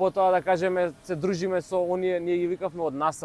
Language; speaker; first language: Macedonian; native; Macedonian